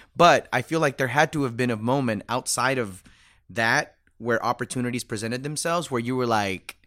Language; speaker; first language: English; early bilingual, other home language; Spanish